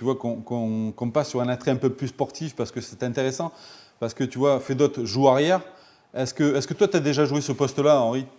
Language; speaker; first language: French; native; French